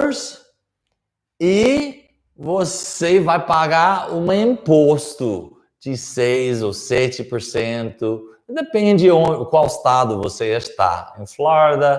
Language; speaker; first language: Portuguese; non-native, fluent; English